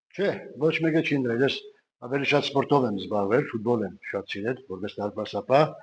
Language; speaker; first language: Armenian; native; Armenian